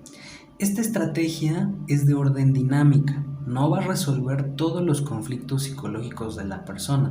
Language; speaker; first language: Spanish; native; Spanish